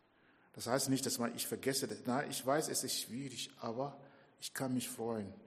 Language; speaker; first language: German; non-native, fluent; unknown